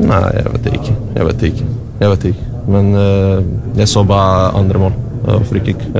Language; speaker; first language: Norwegian; non-native, learner; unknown